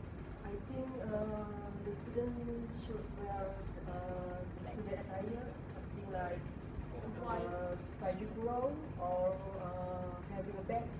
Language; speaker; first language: English; non-native, local second language; Malay